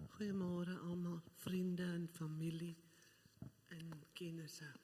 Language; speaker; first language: Afrikaans; native; Afrikaans